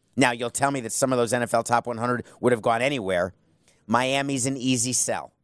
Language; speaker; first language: English; native; English